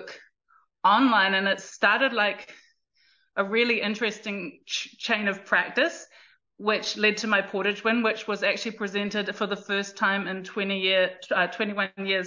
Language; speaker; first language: English; native; English